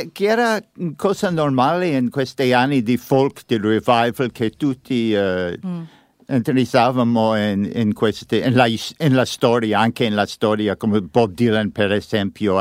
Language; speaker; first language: Italian; non-native, learner; English